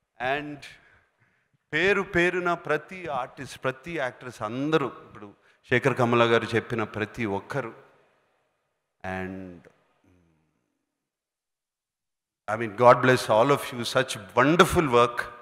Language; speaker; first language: English; non-native, local second language; Telugu